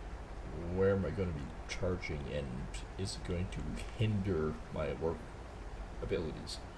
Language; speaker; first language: English; native; English